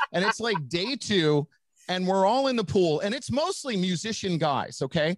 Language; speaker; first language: English; native; English